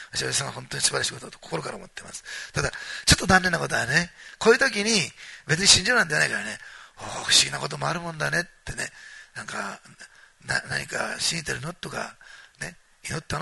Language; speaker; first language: Japanese; native; Japanese